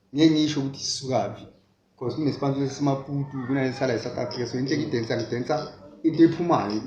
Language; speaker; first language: Zulu; native; Zulu